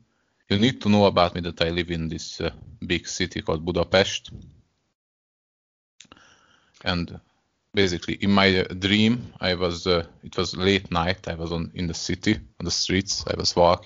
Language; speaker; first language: English; non-native, fluent; Hungarian